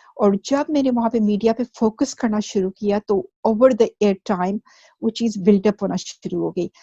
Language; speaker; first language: Urdu; early bilingual, heritage; Urdu